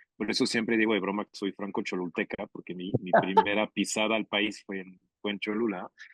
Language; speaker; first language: Spanish; non-native, fluent; French